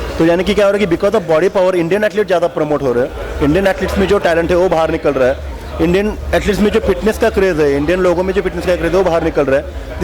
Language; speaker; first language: Hindi; non-native, local second language; Marathi